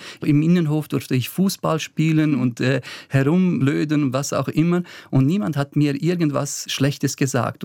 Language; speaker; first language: German; early bilingual, other home language; Bosnian